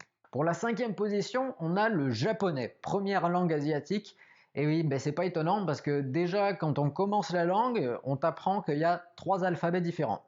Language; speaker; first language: French; native; French